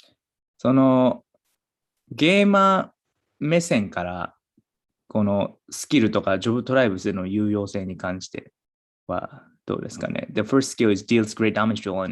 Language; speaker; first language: Japanese; native; Japanese